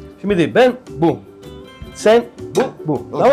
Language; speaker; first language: Turkish; non-native, learner; French